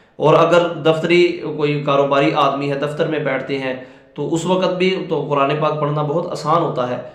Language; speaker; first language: Urdu; non-native, local second language; Punjabi